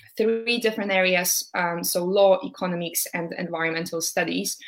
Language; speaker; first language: English; non-native, fluent; Polish